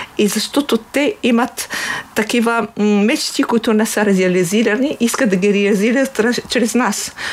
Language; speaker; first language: Bulgarian; non-native, fluent; Arabic